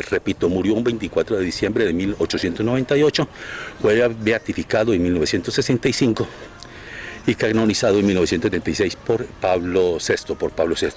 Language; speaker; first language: Spanish; native; Spanish